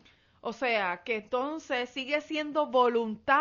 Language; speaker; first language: Spanish; native; Spanish